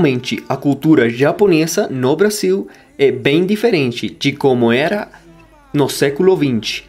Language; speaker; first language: Portuguese; non-native, learner; Spanish